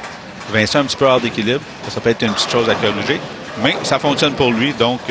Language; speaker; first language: French; native; French